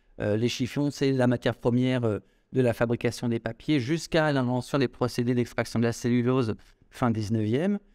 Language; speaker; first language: French; native; French